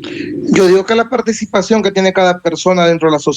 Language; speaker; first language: Spanish; native; Spanish